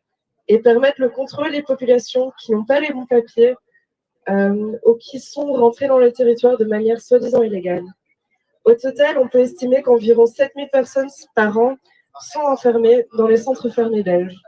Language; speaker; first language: French; native; French